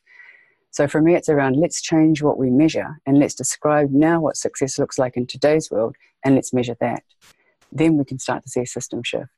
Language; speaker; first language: English; native; English